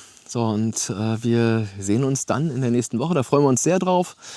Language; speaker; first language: German; native; German